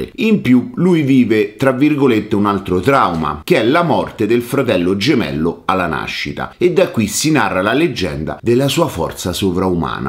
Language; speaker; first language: Italian; native; Italian